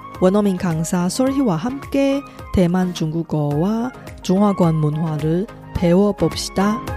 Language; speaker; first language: Korean; non-native, fluent; Chinese